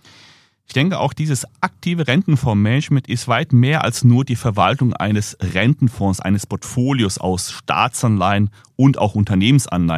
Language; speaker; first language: German; native; German